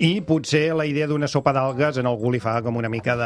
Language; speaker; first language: Catalan; native; Catalan